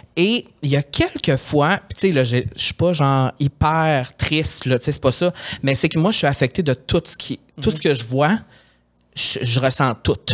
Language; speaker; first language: French; native; French